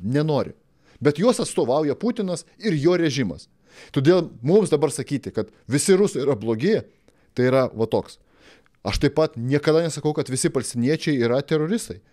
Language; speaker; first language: Lithuanian; native; Lithuanian